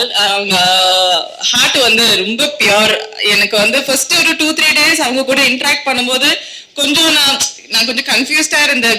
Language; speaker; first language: Tamil; non-native, learner; Malayalam